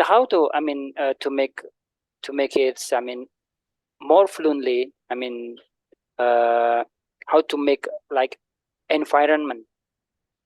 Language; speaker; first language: English; non-native, learner; Indonesian